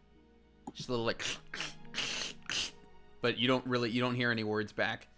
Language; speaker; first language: English; native; English